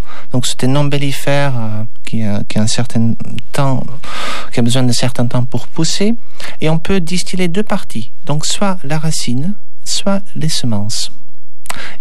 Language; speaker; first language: French; native; French